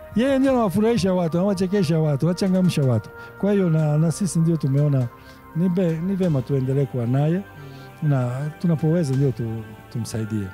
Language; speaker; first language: Swahili; non-native, fluent; Italian